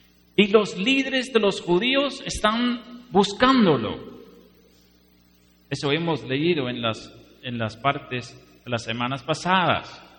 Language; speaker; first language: Spanish; non-native, fluent; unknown